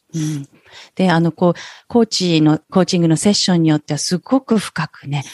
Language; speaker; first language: Japanese; native; Japanese